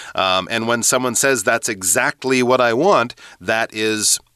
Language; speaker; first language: English; native; English